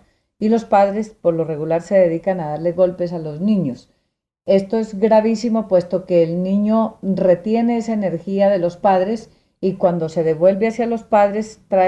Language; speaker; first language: Spanish; native; Spanish